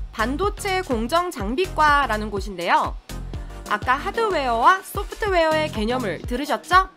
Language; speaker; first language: Korean; native; Korean